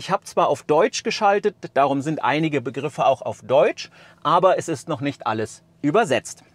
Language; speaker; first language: German; native; German